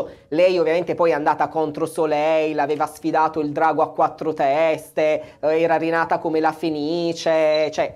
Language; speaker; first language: Italian; native; Italian